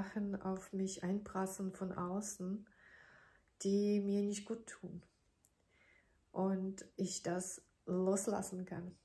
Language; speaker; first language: German; non-native, fluent; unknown